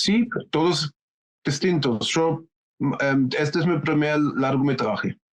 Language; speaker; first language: Spanish; non-native, fluent; German